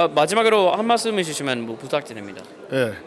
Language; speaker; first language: Korean; non-native, learner; English